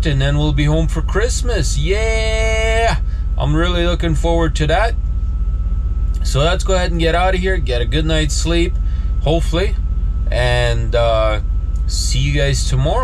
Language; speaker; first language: English; native; English